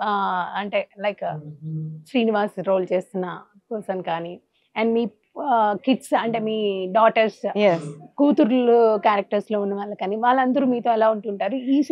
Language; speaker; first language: Telugu; native; Telugu